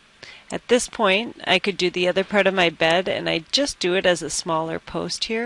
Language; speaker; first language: English; native; English